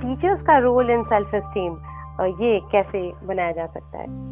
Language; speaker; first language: Hindi; native; Hindi